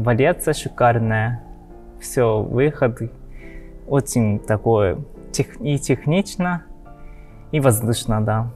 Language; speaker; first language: Russian; non-native, learner; Japanese